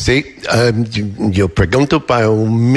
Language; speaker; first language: Spanish; non-native, learner; English